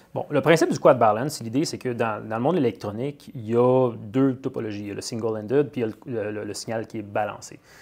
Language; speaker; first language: French; native; French